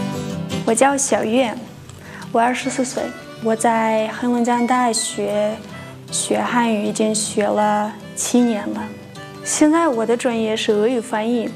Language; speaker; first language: Chinese; non-native, fluent; Russian